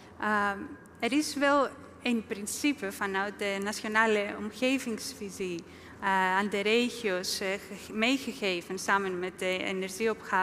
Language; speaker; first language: Dutch; non-native, fluent; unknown